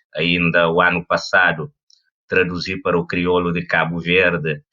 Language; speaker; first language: Portuguese; non-native, local second language; Kabuverdianu